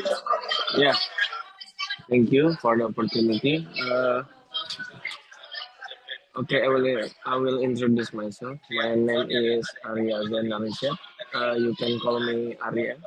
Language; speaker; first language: English; non-native, learner; Indonesian